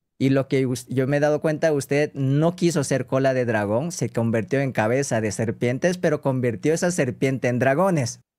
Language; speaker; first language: Spanish; non-native, fluent; Korean